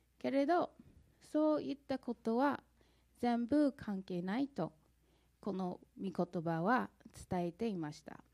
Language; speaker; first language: Japanese; non-native, fluent; English